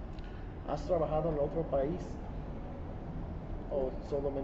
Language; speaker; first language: Spanish; non-native, fluent; English